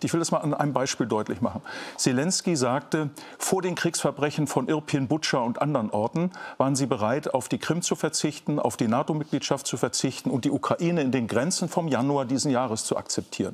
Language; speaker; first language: German; native; German